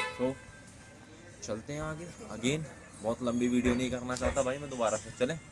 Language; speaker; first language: Hindi; native; Hindi